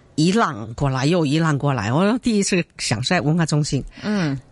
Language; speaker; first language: Chinese; native; Chinese